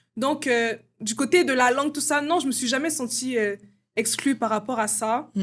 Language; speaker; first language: French; early bilingual, other home language; Kongo